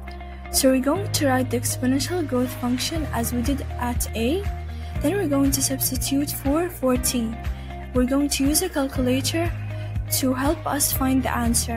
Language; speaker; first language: English; non-native, fluent; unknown